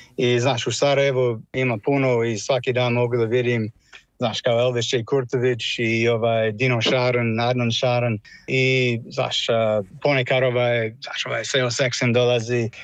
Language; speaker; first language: Croatian; non-native, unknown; English